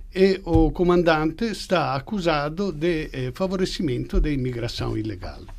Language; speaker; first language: Portuguese; non-native, fluent; Italian